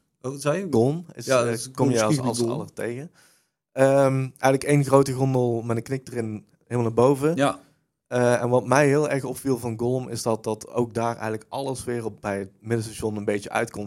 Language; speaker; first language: Dutch; native; Dutch